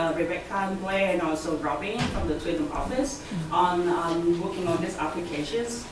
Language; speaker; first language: English; non-native, fluent; Vietnamese